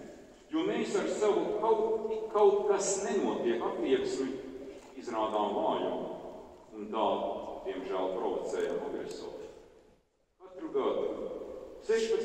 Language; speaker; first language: Latvian; native; Latvian